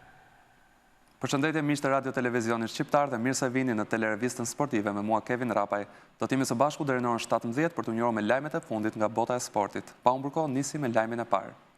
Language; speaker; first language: Albanian; native; Albanian